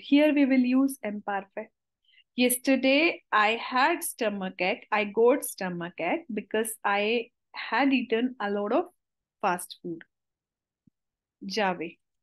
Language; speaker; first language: English; non-native, local second language; Hindi